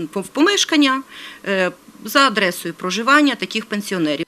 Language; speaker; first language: Ukrainian; native; Ukrainian